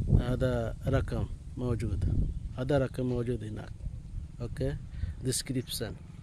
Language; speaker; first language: Arabic; non-native, learner; Hindi